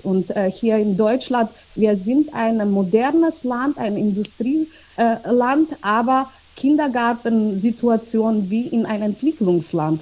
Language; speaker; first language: German; non-native, fluent; Georgian